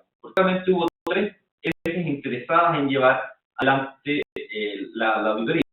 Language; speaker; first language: Spanish; native; Spanish